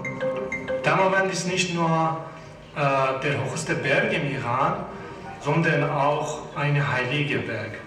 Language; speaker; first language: German; non-native, learner; Persian